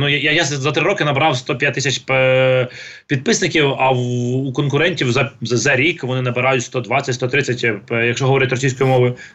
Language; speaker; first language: Ukrainian; non-native, local second language; Russian